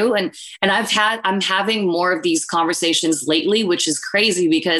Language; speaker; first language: English; non-native, local second language; Filipino